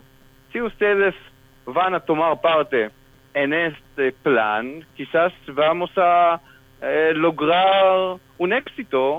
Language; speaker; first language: Spanish; non-native, fluent; Hebrew